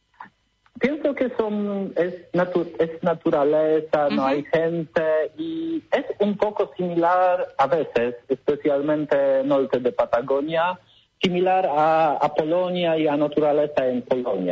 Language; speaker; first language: Spanish; non-native, learner; Polish